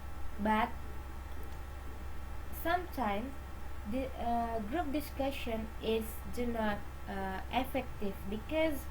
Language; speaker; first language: English; non-native, learner; Indonesian